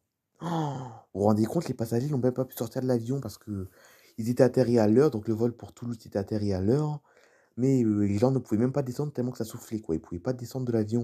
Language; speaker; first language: French; native; French